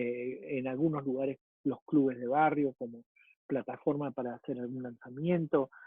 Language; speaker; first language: Spanish; native; Spanish